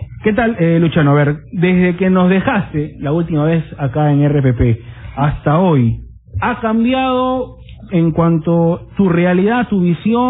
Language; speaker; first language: Spanish; native; Spanish